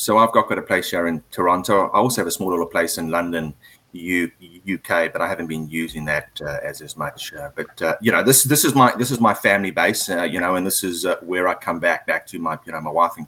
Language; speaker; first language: English; native; English